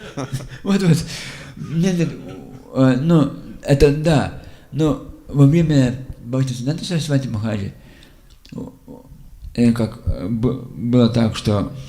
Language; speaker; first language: Russian; non-native, local second language; Lithuanian